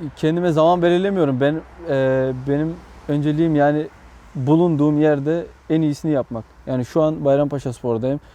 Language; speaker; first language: Turkish; early bilingual, heritage; Turkish